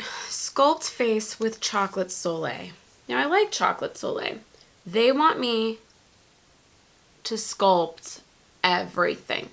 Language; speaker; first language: English; native; English